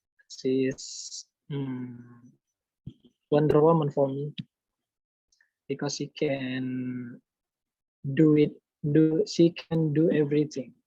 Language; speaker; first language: English; non-native, learner; Indonesian